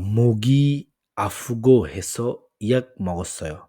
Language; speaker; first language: Korean; non-native, fluent; Bangla